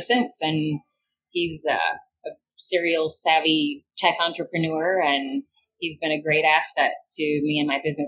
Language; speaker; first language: English; native; English